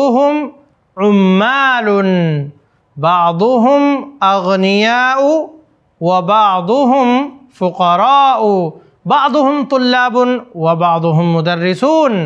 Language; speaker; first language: Arabic; non-native, fluent; Urdu